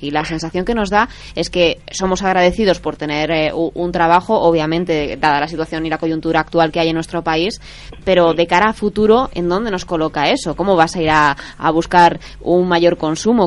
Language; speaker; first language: Spanish; native; Spanish